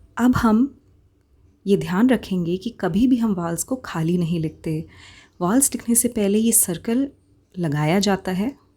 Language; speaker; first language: Hindi; native; Hindi